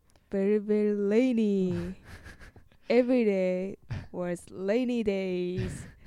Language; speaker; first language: English; non-native, learner; Japanese